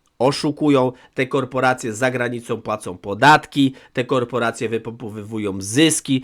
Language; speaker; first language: Polish; native; Polish